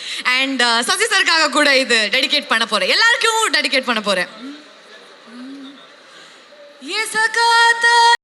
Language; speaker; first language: Tamil; non-native, local second language; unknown